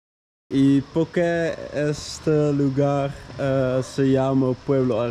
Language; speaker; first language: Spanish; non-native, learner; Dutch